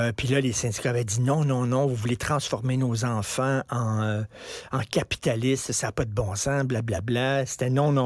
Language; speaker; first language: French; native; French